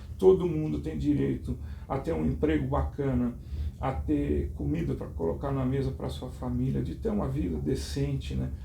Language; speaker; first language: Portuguese; native; Portuguese